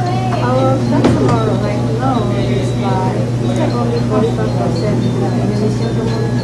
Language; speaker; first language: English; non-native, learner; Indonesian